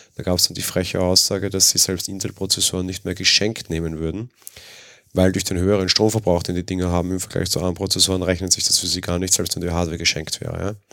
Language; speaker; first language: German; native; German